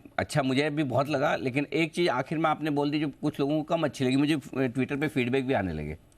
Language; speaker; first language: Hindi; native; Hindi